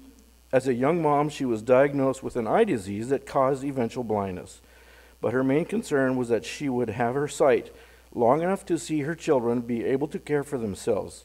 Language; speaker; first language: English; native; English